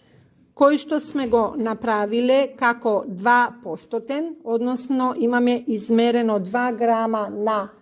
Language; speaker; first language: Macedonian; native; Macedonian